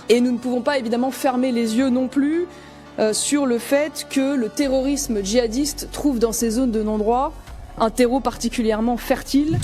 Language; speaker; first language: French; native; French